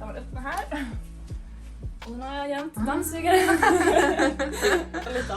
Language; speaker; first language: Swedish; native; Swedish